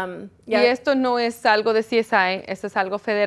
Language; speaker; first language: Spanish; early bilingual, heritage; Spanish